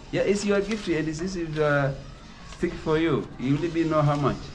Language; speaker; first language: English; non-native, learner; Swahili